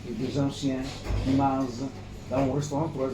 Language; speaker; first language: French; non-native, fluent; Italian